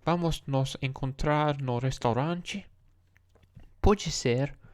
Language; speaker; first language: Portuguese; non-native, learner; English